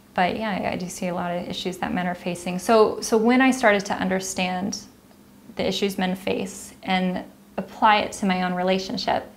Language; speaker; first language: English; native; English